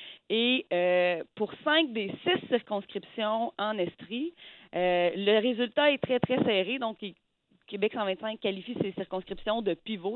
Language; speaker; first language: French; native; French